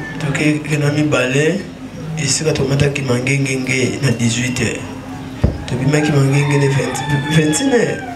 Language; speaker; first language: Lingala; non-native, local second language; Kongo